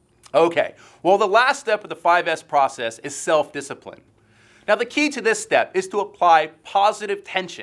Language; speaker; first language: English; native; English